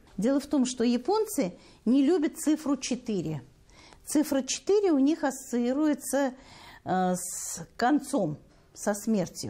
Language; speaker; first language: Russian; native; Russian